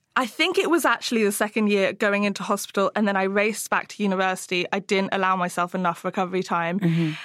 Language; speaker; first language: English; native; English